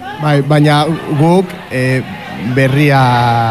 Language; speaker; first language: Basque; non-native, learner; Spanish